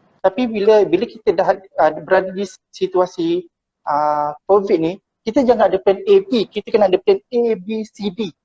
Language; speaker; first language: Malay; native; Malay